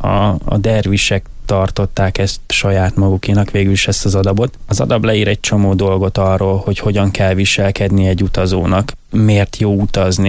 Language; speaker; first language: Hungarian; native; Hungarian